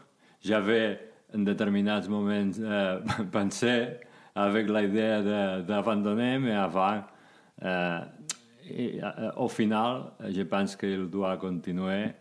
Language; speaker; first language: French; non-native, learner; Spanish